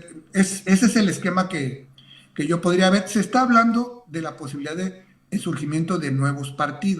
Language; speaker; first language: Spanish; native; Spanish